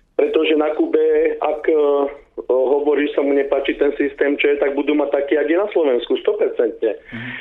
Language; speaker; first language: Slovak; native; Slovak